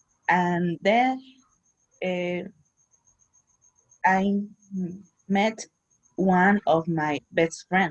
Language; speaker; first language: English; non-native, learner; Spanish